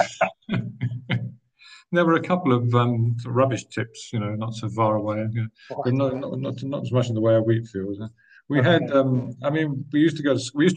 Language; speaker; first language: English; native; English